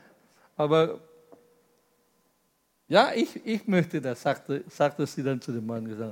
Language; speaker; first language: German; non-native, fluent; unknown